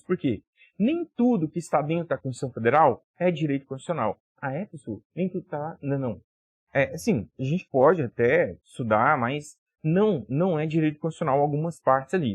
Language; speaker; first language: Portuguese; native; Portuguese